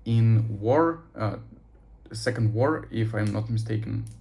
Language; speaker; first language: English; non-native, learner; Russian